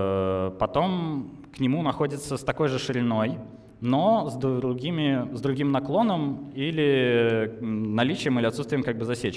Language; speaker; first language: Russian; native; Russian